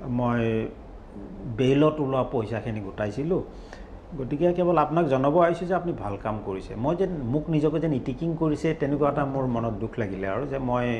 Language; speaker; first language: Assamese; native; Assamese